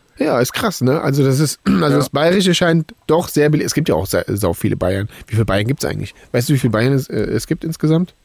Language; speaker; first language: German; native; German